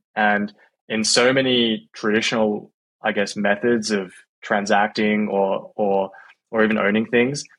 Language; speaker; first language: English; native; English